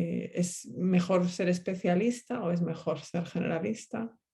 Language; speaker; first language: Spanish; native; Spanish